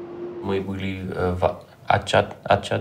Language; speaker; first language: Russian; non-native, fluent; Dutch